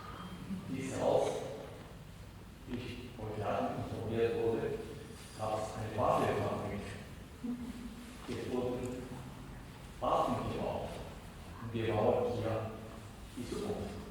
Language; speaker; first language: German; non-native, fluent; Spanish